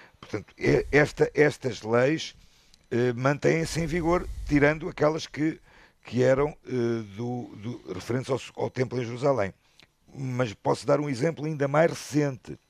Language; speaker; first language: Portuguese; native; Portuguese